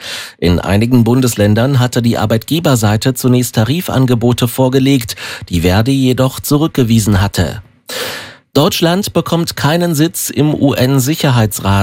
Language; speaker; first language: German; native; German